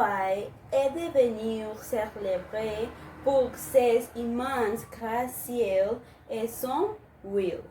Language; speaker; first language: French; non-native, learner; Spanish